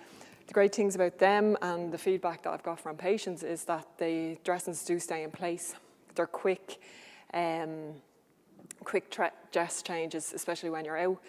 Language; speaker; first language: English; native; English